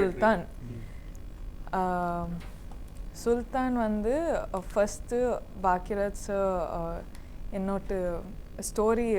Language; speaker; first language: Tamil; non-native, learner; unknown